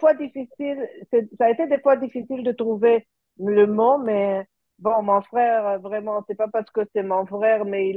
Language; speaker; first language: French; early bilingual, heritage; French